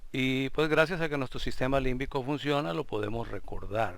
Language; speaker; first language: Spanish; native; Spanish